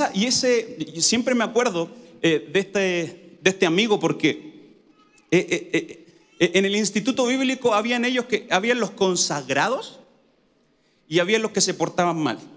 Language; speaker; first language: Spanish; native; Spanish